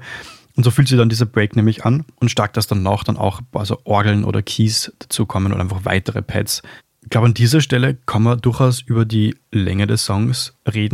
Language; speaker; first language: German; native; German